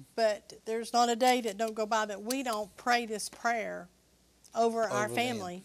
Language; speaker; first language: English; native; English